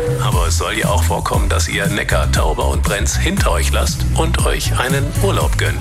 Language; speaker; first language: German; native; German